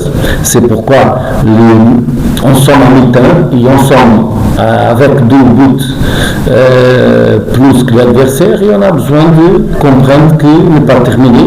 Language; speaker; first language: French; non-native, learner; Portuguese